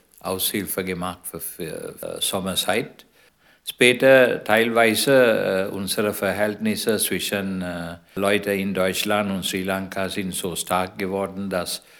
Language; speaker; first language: German; non-native, learner; Sinhala